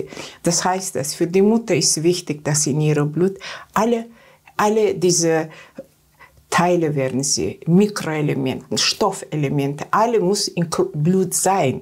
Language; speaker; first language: German; non-native, learner; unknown